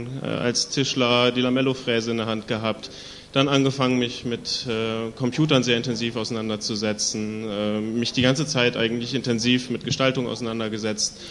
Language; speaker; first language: German; native; German